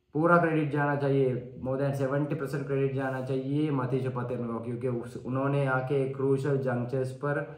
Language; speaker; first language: Hindi; non-native, learner; Sinhala